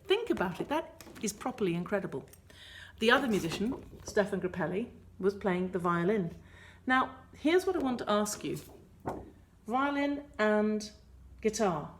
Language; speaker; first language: English; native; English